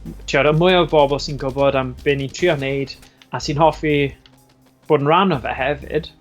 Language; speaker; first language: Welsh; native; Welsh